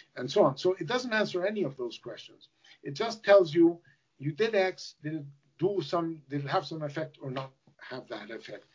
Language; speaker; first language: English; non-native, fluent; Spanish